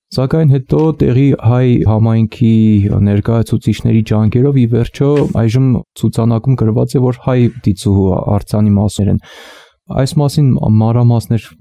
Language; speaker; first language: Armenian; native; Armenian